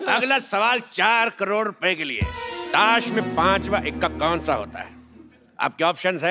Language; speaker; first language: Hindi; native; Hindi